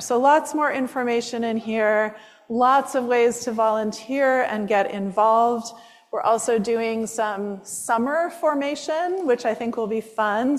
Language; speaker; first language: English; native; English